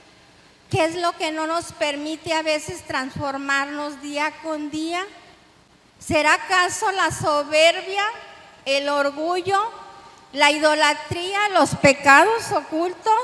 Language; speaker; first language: Spanish; native; Spanish